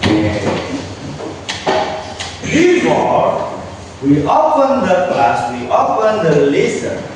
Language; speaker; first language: English; non-native, learner; Indonesian